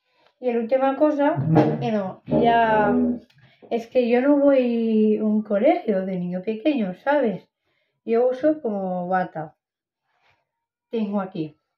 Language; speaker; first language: Spanish; non-native, local second language; Catalan